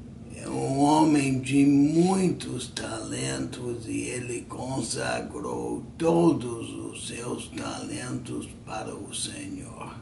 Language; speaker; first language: Portuguese; non-native, fluent; English